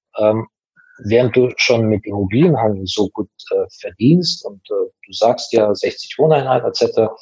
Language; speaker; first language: German; non-native, fluent; Azerbaijani